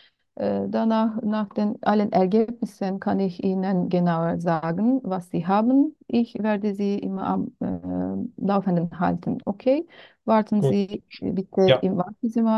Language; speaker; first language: German; non-native, learner; Turkish